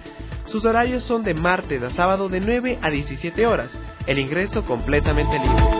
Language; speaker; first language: Spanish; native; Spanish